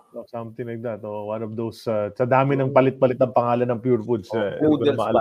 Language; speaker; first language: Filipino; non-native, local second language; Waray